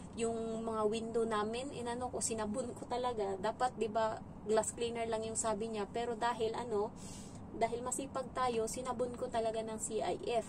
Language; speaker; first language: Filipino; native; Filipino